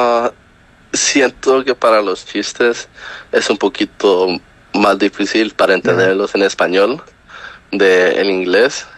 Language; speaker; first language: Spanish; early bilingual, heritage; Spanish